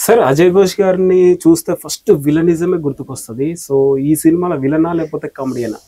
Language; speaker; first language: Telugu; native; Telugu